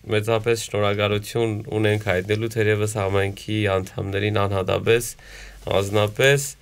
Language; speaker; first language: Armenian; native; Armenian